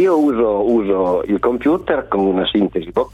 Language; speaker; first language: Italian; native; Italian